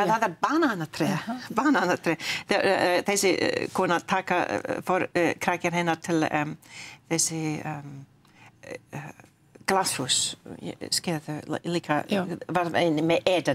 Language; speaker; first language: Icelandic; non-native, learner; English